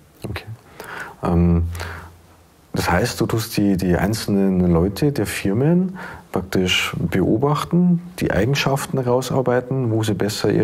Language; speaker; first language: German; native; German